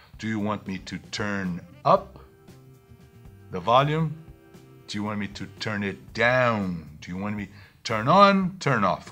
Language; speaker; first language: English; non-native, fluent; Portuguese